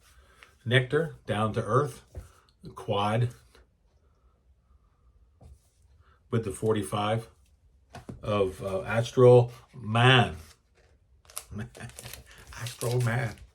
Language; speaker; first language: English; native; English